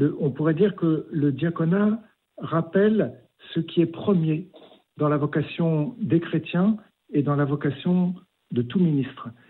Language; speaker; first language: French; native; French